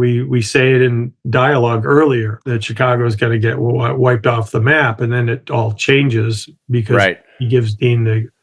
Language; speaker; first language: English; native; English